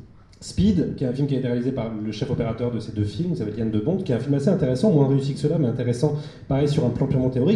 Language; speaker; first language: French; native; French